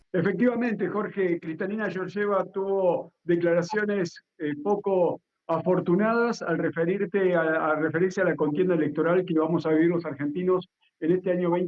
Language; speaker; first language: Spanish; native; Spanish